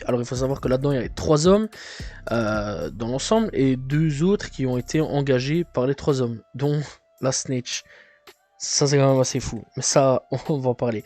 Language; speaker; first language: French; native; French